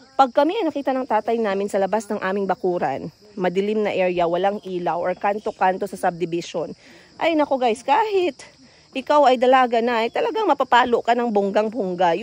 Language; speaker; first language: Filipino; non-native, local second language; Cebuano